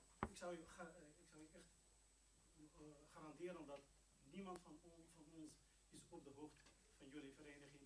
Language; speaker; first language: Dutch; non-native, local second language; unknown